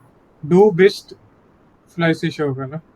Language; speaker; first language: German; non-native, learner; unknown